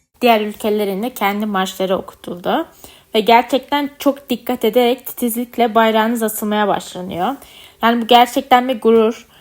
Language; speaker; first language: Turkish; native; Turkish